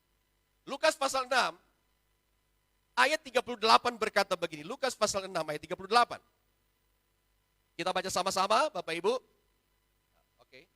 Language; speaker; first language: Indonesian; native; Indonesian